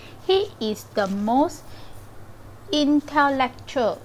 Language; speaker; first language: English; non-native, local second language; Chinese